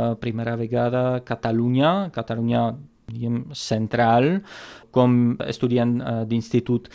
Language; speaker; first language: Catalan; non-native, fluent; Czech